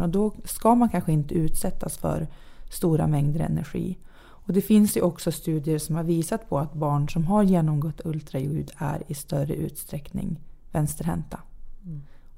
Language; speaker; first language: Swedish; native; Swedish